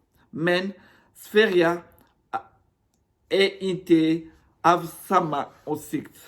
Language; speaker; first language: Swedish; non-native, learner; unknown